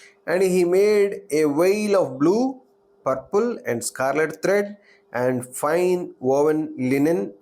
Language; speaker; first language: English; non-native, local second language; Telugu